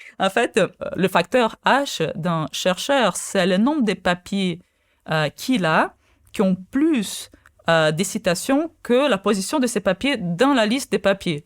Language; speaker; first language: French; non-native, fluent; Portuguese